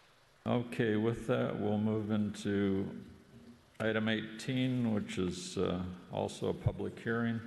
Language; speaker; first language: English; native; English